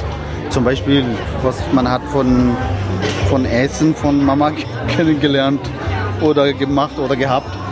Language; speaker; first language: German; non-native, learner; Arabic